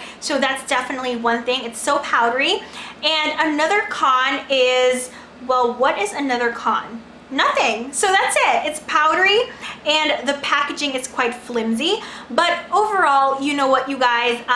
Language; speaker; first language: English; non-native, local second language; Filipino